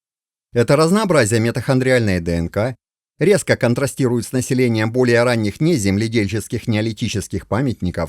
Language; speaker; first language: Russian; native; Russian